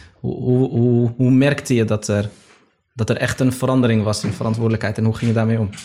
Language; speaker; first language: Dutch; early bilingual, other home language; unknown